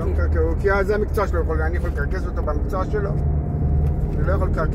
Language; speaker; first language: Hebrew; native; Hebrew